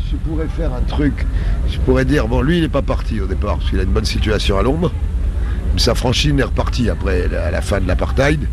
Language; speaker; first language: French; native; French